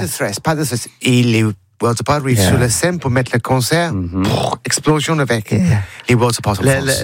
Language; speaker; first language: French; non-native, learner; English